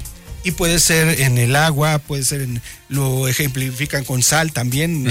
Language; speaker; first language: Spanish; native; Spanish